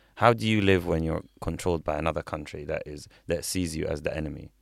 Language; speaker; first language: English; non-native, fluent; Arabic